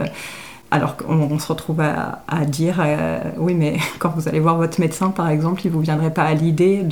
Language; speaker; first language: French; native; French